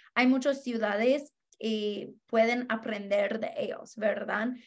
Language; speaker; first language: Spanish; non-native, fluent; English